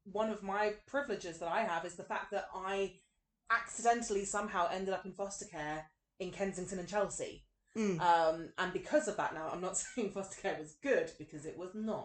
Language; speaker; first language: English; native; English